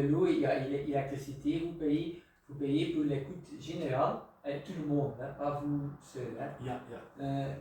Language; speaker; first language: French; non-native, local second language; Dutch